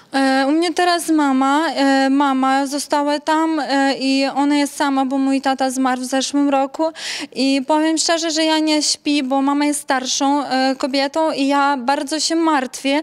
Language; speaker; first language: Polish; non-native, learner; Ukrainian